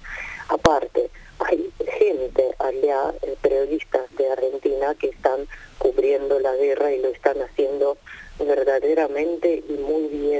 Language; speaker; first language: Spanish; non-native, fluent; Ukrainian